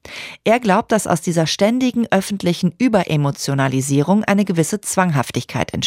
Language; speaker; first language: German; native; German